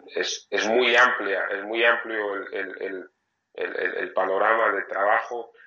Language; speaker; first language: Spanish; non-native, fluent; French